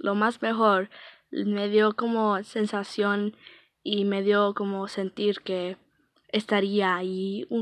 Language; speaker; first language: Spanish; early bilingual, heritage; Spanish